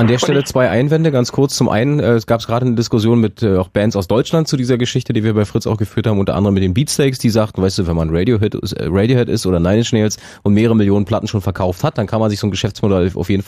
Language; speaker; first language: German; native; German